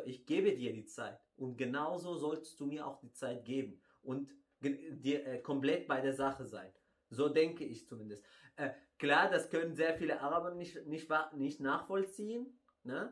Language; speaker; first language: German; non-native, fluent; Arabic